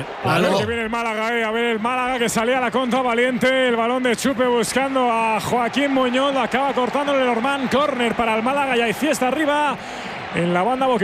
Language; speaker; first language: Spanish; native; Spanish